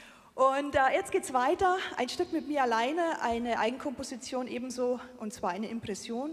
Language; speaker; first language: German; native; German